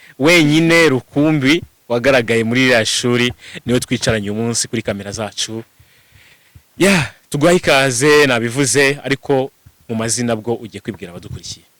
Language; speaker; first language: Kinyarwanda; native; Kinyarwanda